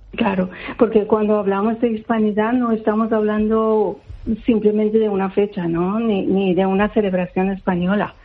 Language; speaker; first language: Spanish; non-native, fluent; Persian